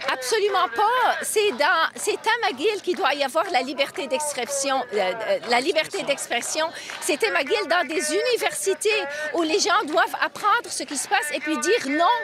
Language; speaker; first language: French; native; French